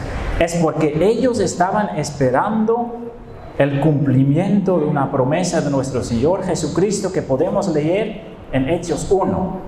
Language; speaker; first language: Spanish; non-native, fluent; Dutch